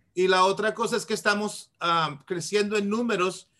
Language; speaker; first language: Spanish; native; Spanish